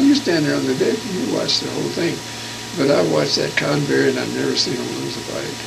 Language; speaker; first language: English; native; English